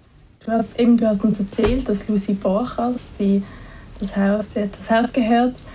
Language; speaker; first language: German; native; German